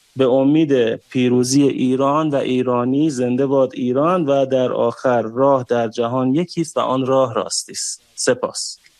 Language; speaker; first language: Persian; native; Persian